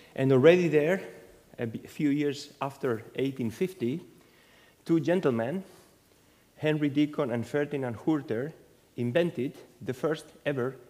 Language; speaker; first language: English; non-native, fluent; Spanish